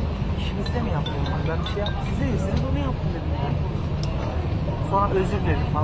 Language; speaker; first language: Turkish; native; Turkish